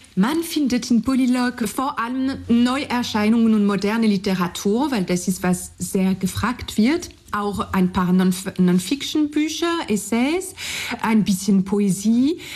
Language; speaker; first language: German; non-native, fluent; French